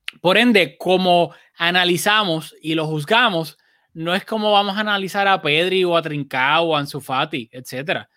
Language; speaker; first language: Spanish; native; Spanish